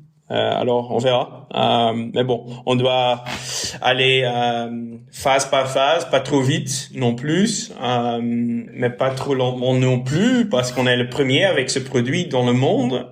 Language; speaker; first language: French; non-native, local second language; Dutch